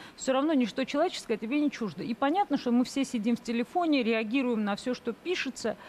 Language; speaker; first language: Russian; native; Russian